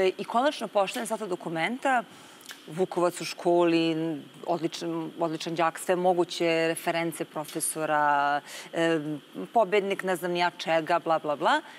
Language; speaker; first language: Serbian; native; Serbian